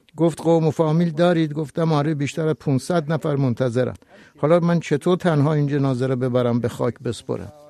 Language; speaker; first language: Persian; non-native, local second language; Kurdish